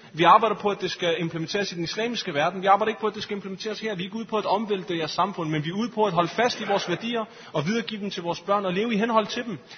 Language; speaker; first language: Danish; early bilingual, other home language; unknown